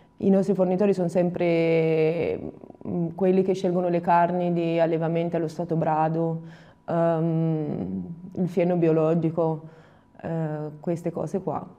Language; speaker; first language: Italian; non-native, fluent; Romanian